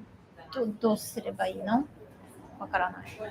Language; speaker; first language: Japanese; non-native, learner; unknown